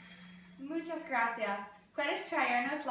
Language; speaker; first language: Spanish; non-native, learner; English